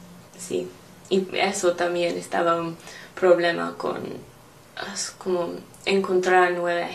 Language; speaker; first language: Spanish; non-native, learner; English